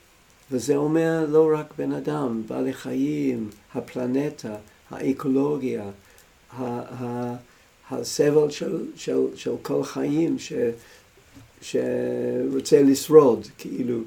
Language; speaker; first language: Hebrew; non-native, fluent; English